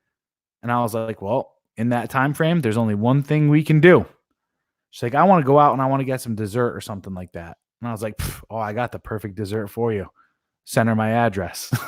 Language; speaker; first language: English; native; English